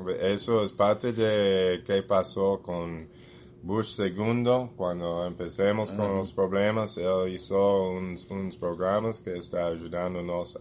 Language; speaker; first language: Portuguese; non-native, fluent; English